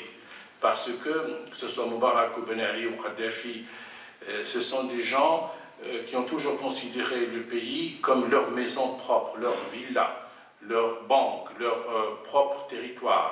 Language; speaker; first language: French; non-native, local second language; Arabic